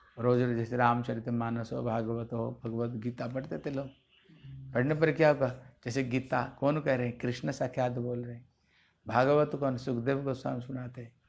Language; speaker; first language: Hindi; non-native, local second language; Bangla